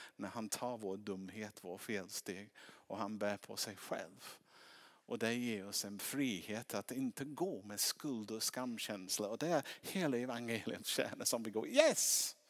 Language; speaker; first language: Swedish; non-native, fluent; English